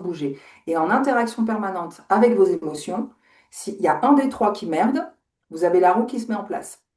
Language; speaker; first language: French; native; French